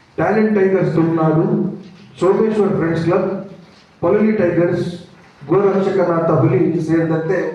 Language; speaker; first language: Kannada; non-native, local second language; Tulu